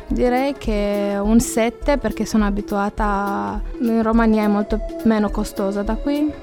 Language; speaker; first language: Italian; non-native, fluent; Romanian